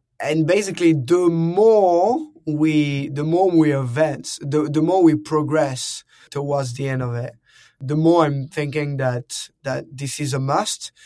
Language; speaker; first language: English; non-native, fluent; French